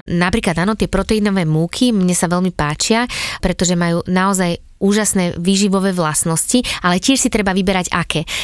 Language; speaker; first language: Slovak; native; Slovak